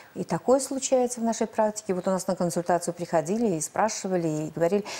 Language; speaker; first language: Russian; native; Russian